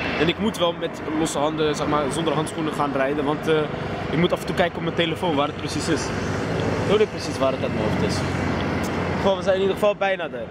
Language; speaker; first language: Dutch; early bilingual, other home language; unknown